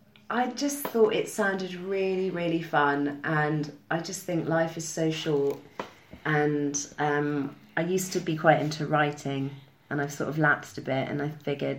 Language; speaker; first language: English; native; English